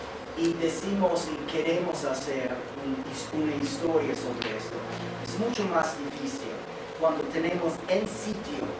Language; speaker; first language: Spanish; non-native, fluent; English